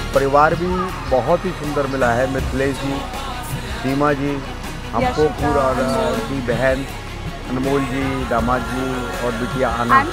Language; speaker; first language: Hindi; native; Hindi